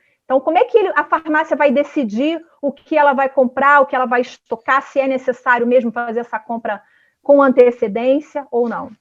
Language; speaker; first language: Portuguese; native; Portuguese